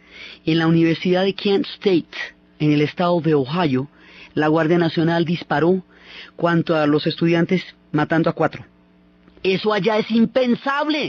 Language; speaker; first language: Spanish; native; Spanish